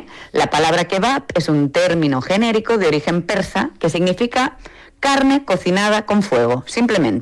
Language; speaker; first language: Spanish; native; Spanish